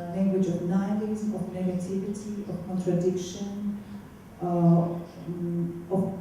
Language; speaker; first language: English; non-native, fluent; Russian